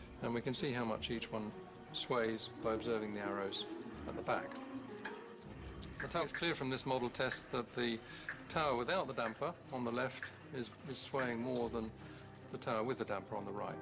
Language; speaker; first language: English; native; English